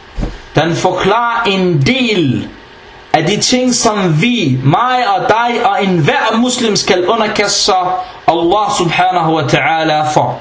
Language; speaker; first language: Danish; non-native, fluent; Arabic